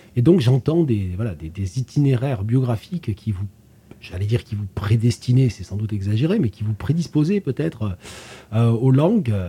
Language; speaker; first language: French; native; French